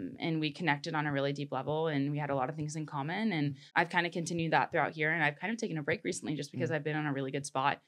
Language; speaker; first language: English; native; English